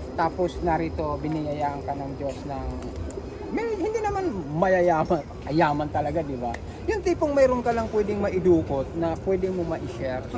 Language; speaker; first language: Filipino; native; Filipino